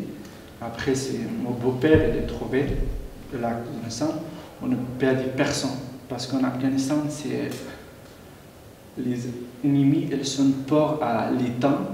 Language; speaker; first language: French; non-native, learner; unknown